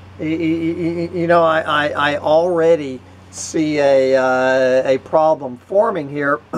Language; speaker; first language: English; native; English